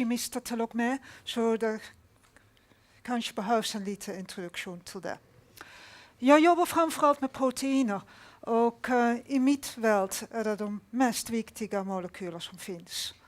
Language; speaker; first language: Swedish; non-native, fluent; Dutch